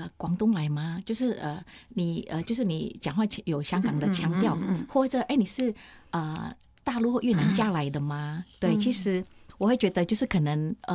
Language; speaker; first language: Chinese; non-native, fluent; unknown